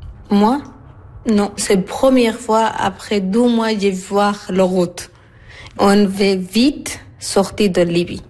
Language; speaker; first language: French; non-native, learner; Arabic